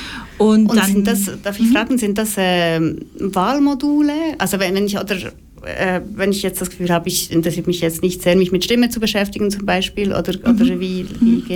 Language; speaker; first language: German; native; German